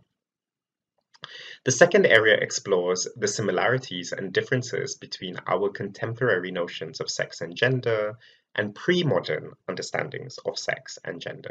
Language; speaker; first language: English; non-native, local second language; Malay